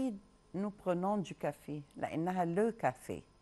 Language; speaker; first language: French; non-native, local second language; Arabic